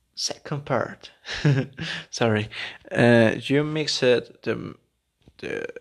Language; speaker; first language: English; non-native, learner; Spanish